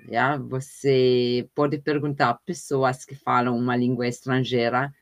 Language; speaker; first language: Portuguese; non-native, fluent; German